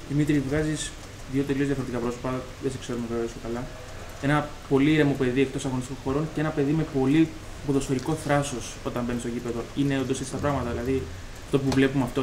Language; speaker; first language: Greek; native; Greek